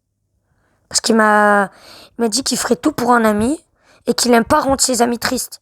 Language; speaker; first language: French; native; French